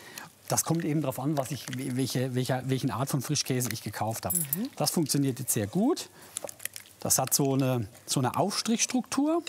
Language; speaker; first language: German; native; German